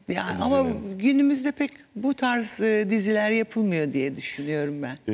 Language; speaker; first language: Turkish; native; Turkish